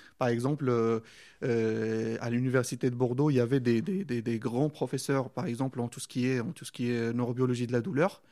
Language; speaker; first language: French; non-native, local second language; Arabic